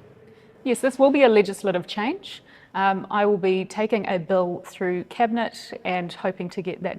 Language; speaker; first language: English; native; English